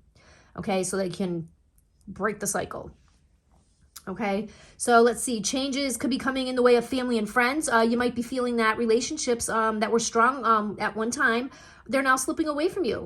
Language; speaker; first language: English; native; English